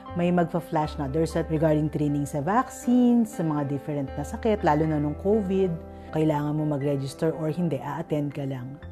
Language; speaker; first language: Filipino; native; Filipino